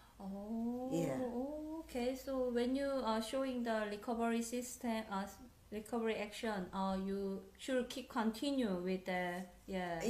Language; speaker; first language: English; non-native, learner; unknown